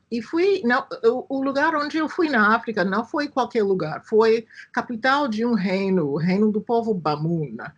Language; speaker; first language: Portuguese; non-native, fluent; English